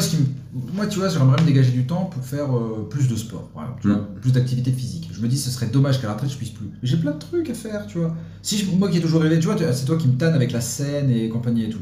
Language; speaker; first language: French; native; French